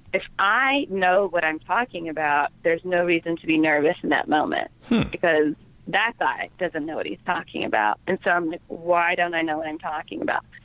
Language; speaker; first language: English; native; English